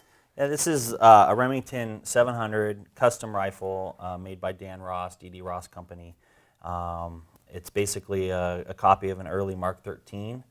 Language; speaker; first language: English; native; English